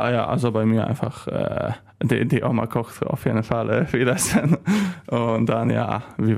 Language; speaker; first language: German; non-native, learner; Polish